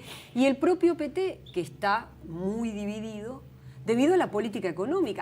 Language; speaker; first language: Spanish; native; Spanish